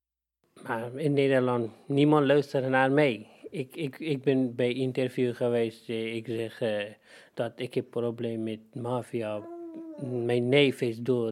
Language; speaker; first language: Dutch; non-native, learner; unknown